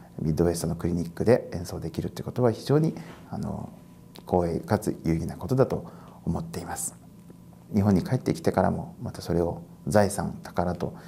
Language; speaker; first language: Japanese; native; Japanese